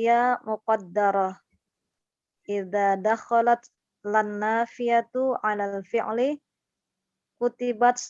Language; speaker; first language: Arabic; non-native, learner; Indonesian